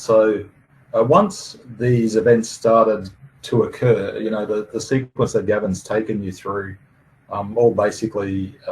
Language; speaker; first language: English; native; English